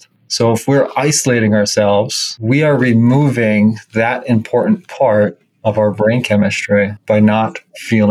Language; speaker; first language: English; native; English